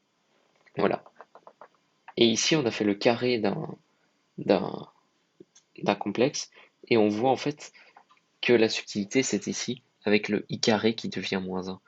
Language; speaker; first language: French; native; French